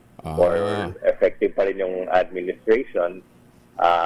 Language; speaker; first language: Filipino; native; Filipino